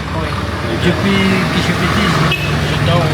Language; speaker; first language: French; non-native, local second language; Malagasy